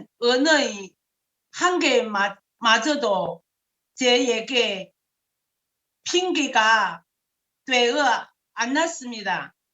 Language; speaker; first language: Korean; non-native, learner; Chinese